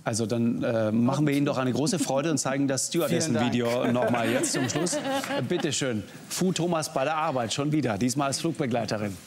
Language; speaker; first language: German; native; German